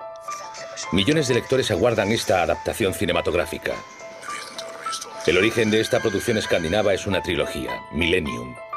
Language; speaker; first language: Spanish; native; Spanish